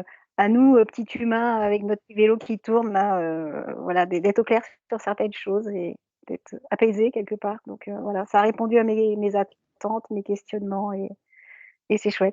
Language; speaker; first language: French; native; French